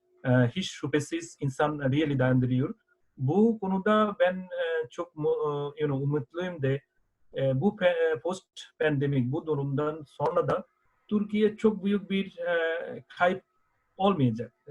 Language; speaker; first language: Turkish; non-native, fluent; Bangla